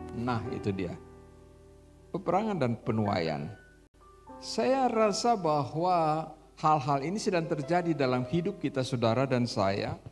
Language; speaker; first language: Indonesian; native; Indonesian